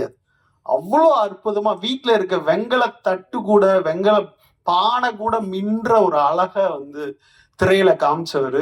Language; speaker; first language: Tamil; native; Tamil